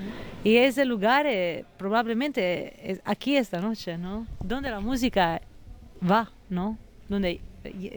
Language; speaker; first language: Spanish; non-native, fluent; Italian